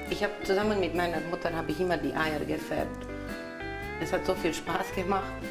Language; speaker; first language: German; non-native, local second language; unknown